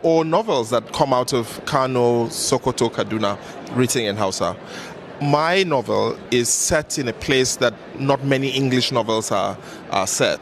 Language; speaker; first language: English; non-native, local second language; Hausa